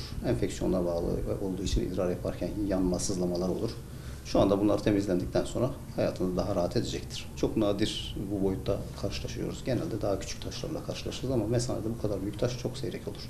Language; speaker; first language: Turkish; native; Turkish